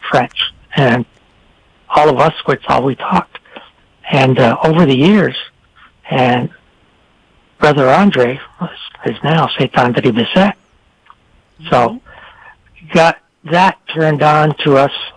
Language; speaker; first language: English; non-native, local second language; French